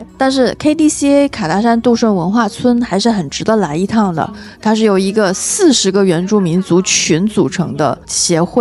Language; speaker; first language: Chinese; native; Chinese